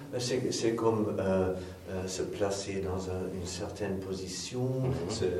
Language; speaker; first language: French; non-native, fluent; English